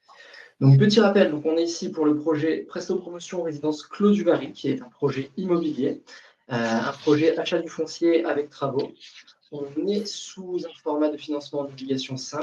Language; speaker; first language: French; native; French